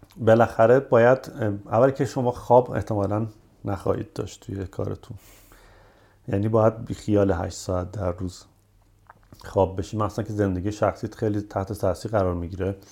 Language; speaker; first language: Persian; native; Persian